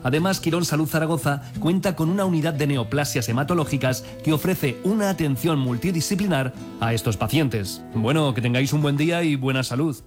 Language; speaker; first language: Spanish; native; Spanish